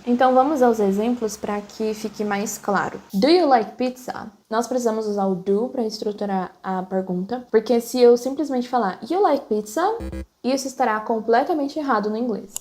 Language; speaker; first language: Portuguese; native; Portuguese